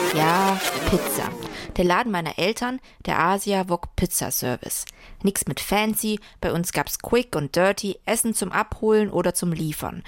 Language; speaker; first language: German; early bilingual, other home language; Vietnamese